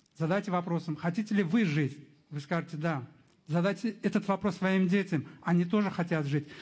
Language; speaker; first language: Russian; non-native, local second language; Uzbek